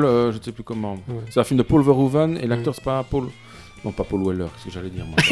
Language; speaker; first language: French; native; French